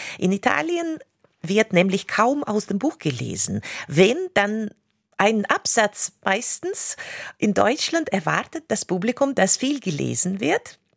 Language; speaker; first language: German; non-native, fluent; Russian